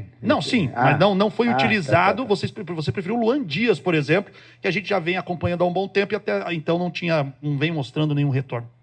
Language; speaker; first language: Portuguese; native; Portuguese